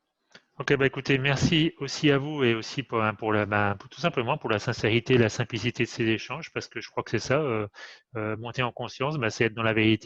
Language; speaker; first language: French; native; French